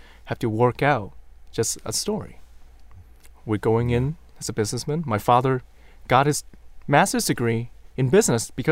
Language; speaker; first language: English; non-native, local second language; Cantonese